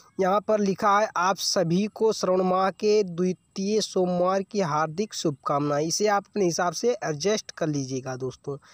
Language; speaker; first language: Hindi; native; Hindi